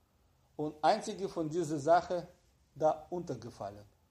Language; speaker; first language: German; non-native, learner; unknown